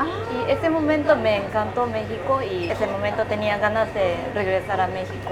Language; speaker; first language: Spanish; non-native, fluent; Japanese